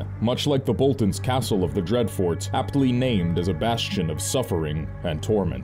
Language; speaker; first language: English; native; English